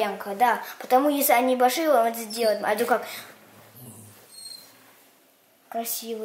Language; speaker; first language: Russian; early bilingual, heritage; Russian